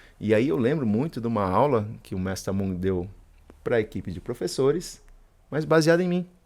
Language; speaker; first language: Portuguese; early bilingual, other home language; Spanish